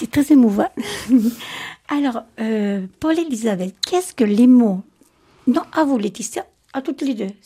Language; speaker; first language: French; native; French